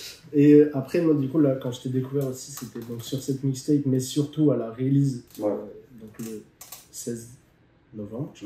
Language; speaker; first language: French; native; French